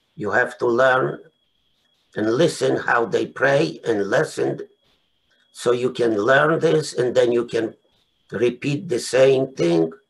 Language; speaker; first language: English; non-native, fluent; Polish